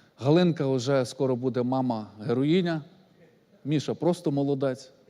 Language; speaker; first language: Ukrainian; native; Ukrainian